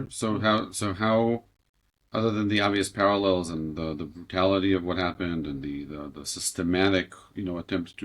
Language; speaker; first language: English; native; English